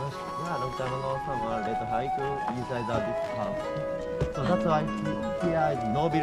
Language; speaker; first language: English; non-native, learner; Japanese